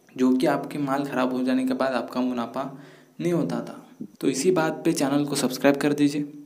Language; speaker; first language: Hindi; non-native, local second language; Marathi